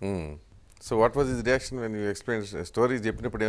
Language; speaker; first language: Telugu; native; Telugu